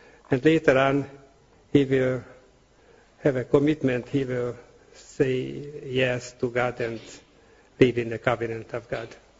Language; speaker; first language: English; non-native, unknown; Hungarian